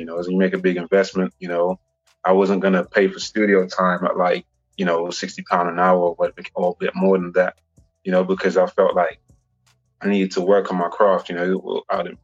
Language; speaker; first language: English; native; English